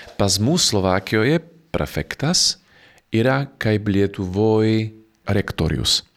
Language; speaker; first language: Lithuanian; non-native, fluent; Slovak